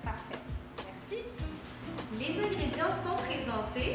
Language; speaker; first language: French; native; French